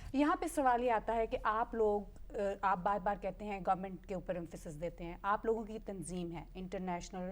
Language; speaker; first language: Urdu; native; Urdu